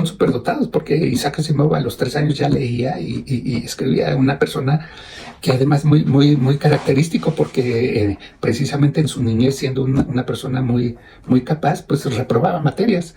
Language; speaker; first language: Spanish; native; Spanish